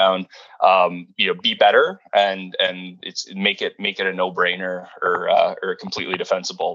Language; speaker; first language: English; native; English